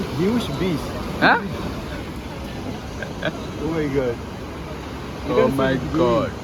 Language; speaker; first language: English; non-native, learner; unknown